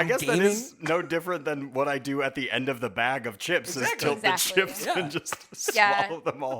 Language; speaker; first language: English; native; English